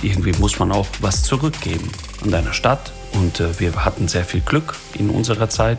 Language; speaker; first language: German; early bilingual, other home language; Italian